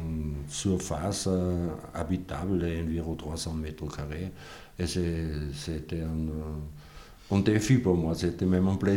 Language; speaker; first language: French; non-native, fluent; German